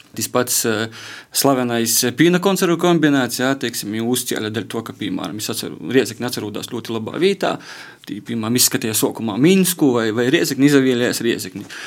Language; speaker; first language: Latvian; native; Latvian